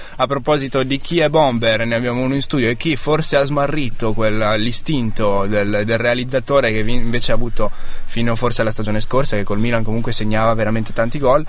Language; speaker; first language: Italian; native; Italian